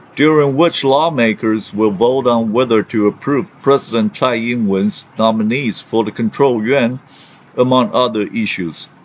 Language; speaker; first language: English; non-native, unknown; Chinese